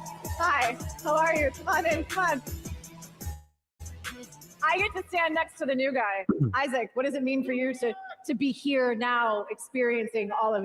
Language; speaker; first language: English; native; English